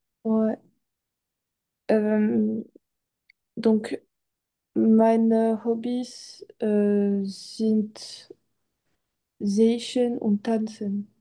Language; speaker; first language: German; non-native, learner; French